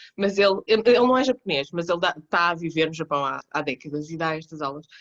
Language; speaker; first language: Portuguese; native; Portuguese